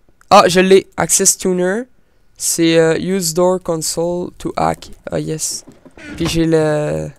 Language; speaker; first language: French; native; French